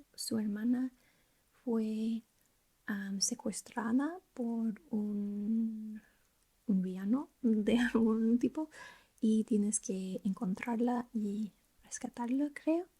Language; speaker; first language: Spanish; non-native, learner; English